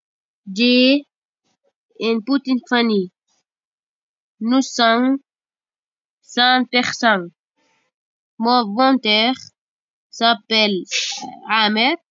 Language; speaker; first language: French; non-native, learner; Arabic